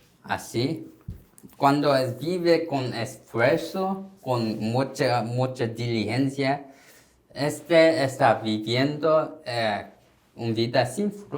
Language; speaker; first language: Spanish; non-native, learner; Korean